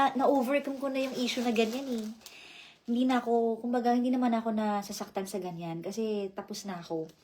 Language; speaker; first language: Filipino; native; Filipino